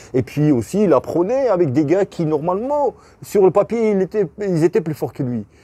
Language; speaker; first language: French; non-native, fluent; Russian